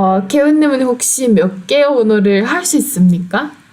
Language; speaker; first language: Korean; non-native, fluent; Turkish